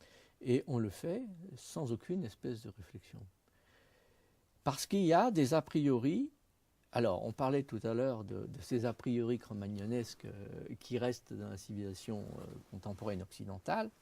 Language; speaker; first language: French; native; French